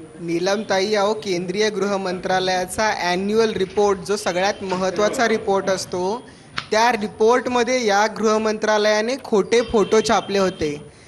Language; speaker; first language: Marathi; native; Marathi